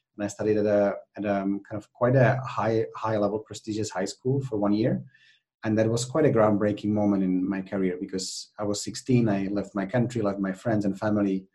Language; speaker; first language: English; non-native, fluent; Czech